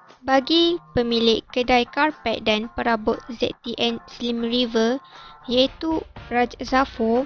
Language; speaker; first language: Malay; native; Malay